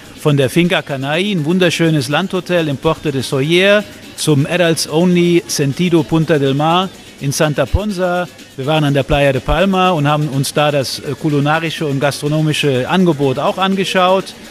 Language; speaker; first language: German; native; German